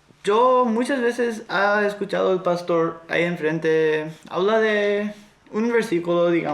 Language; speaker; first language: Spanish; non-native, fluent; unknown